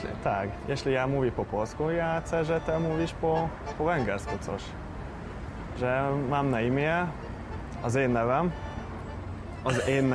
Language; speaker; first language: Polish; non-native, learner; Hungarian